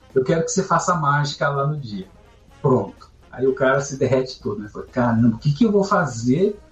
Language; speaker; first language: Portuguese; native; Portuguese